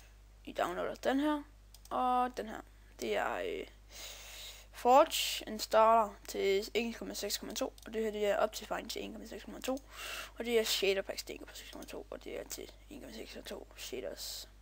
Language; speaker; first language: Danish; native; Danish